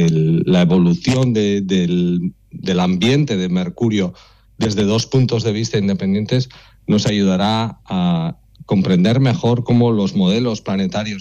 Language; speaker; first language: Spanish; native; Spanish